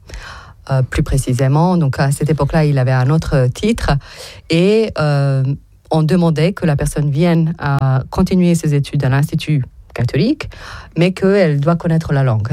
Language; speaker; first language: French; non-native, fluent; Serbian